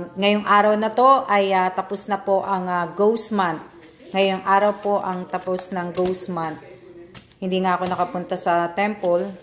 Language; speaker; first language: Filipino; native; Filipino